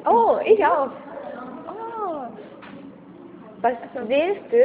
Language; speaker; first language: German; non-native, learner; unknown